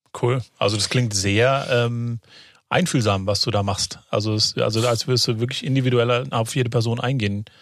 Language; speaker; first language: German; native; German